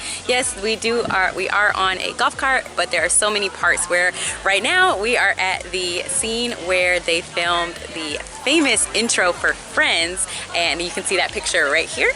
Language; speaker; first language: English; native; English